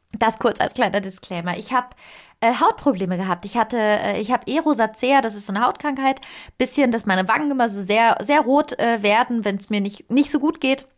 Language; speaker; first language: German; non-native, fluent; Italian